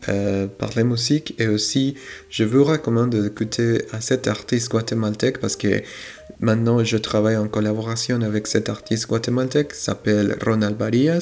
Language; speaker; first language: French; non-native, fluent; Spanish